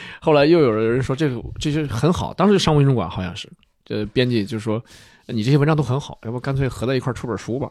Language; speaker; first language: Chinese; native; Chinese